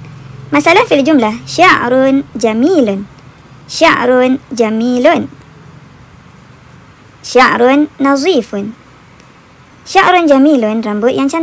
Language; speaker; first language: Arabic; non-native, fluent; Malay